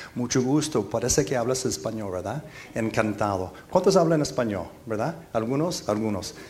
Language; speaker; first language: Spanish; non-native, fluent; English